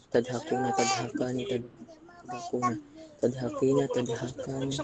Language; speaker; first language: Arabic; non-native, learner; Filipino